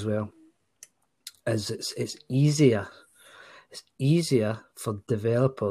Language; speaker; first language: English; native; English